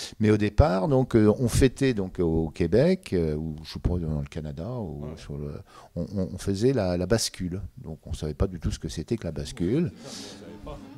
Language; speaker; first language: French; native; French